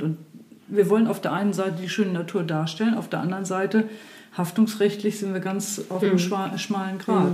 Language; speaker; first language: German; native; German